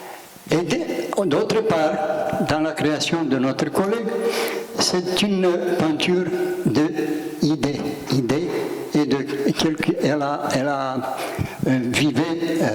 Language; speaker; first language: French; non-native, learner; Romanian